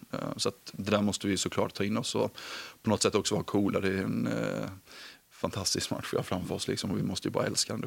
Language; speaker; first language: Swedish; native; Swedish